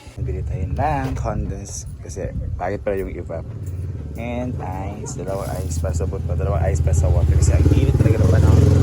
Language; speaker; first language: Filipino; non-native, local second language; Cebuano